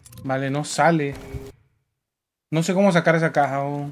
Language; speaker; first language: Spanish; native; Spanish